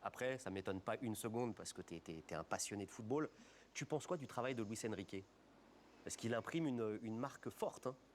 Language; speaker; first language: French; native; French